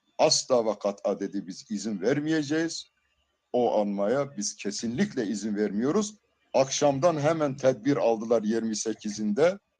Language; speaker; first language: Turkish; non-native, local second language; Zaza